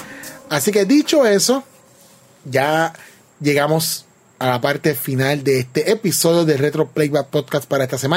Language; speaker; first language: Spanish; native; Spanish